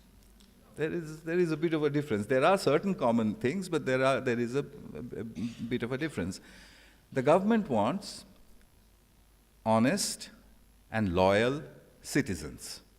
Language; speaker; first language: English; non-native, local second language; Bangla